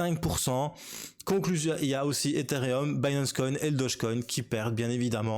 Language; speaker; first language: French; native; French